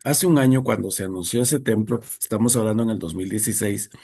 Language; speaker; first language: Spanish; native; Spanish